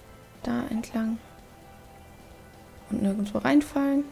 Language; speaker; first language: German; native; German